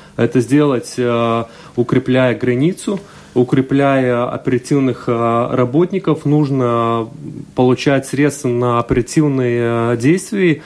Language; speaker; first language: Russian; non-native, local second language; Latvian